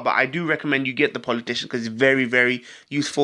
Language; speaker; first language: English; native; English